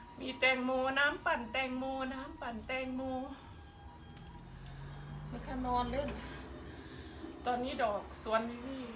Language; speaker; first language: Thai; native; Thai